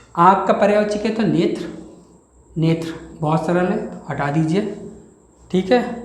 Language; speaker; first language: Hindi; native; Hindi